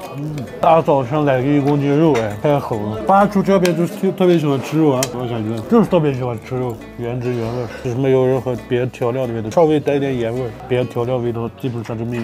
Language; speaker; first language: Chinese; non-native, local second language; Uyghur